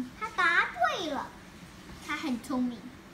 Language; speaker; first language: Chinese; early bilingual, heritage; Chinese